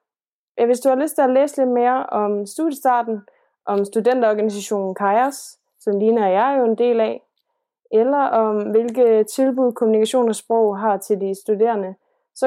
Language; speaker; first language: Danish; native; Danish